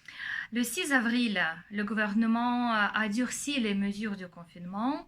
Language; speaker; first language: French; non-native, fluent; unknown